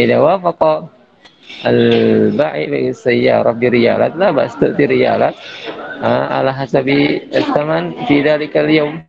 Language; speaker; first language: Arabic; non-native, fluent; Indonesian